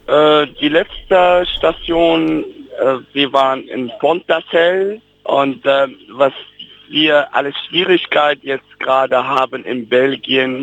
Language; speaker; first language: German; non-native, fluent; Arabic